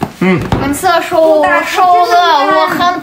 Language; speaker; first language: Chinese; non-native, learner; Ukrainian